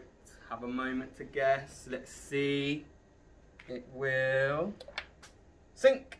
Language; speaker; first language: English; native; English